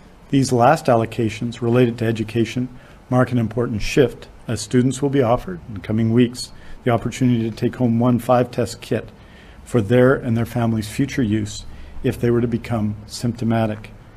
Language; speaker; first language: English; native; English